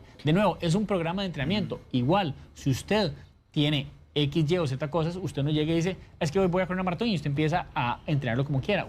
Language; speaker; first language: Spanish; native; Spanish